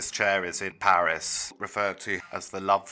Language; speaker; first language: English; native; English